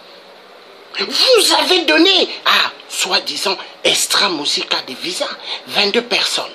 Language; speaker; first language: French; non-native, local second language; Kongo